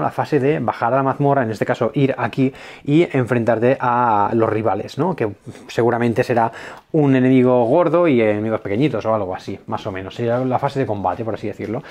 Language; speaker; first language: Spanish; native; Spanish